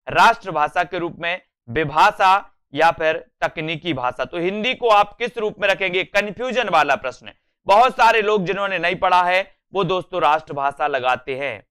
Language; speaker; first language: Hindi; native; Hindi